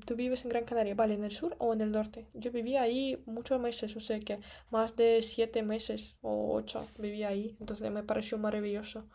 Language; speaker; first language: Spanish; non-native, fluent; Russian